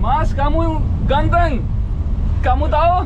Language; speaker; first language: Indonesian; non-native, learner; Urdu